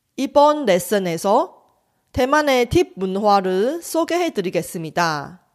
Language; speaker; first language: Korean; non-native, fluent; Chinese